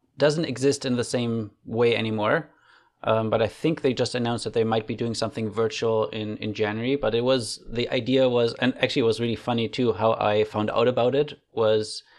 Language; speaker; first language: English; non-native, fluent; German